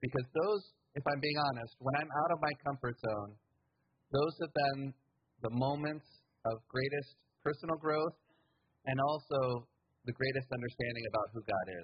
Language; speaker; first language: English; native; English